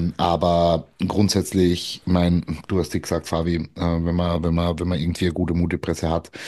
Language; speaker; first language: German; native; German